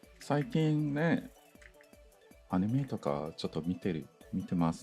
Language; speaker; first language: Japanese; non-native, learner; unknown